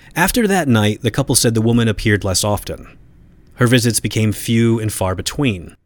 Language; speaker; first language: English; native; English